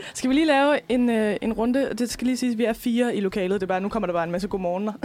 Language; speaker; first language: Danish; native; Danish